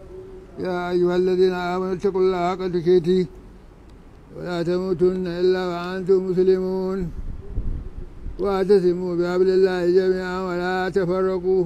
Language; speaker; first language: Arabic; non-native, fluent; Hausa